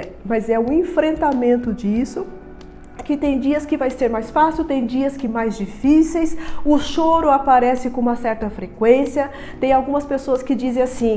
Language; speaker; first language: Portuguese; native; Portuguese